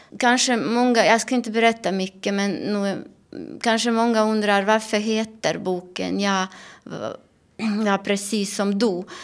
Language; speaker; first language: Swedish; non-native, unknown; Bosnian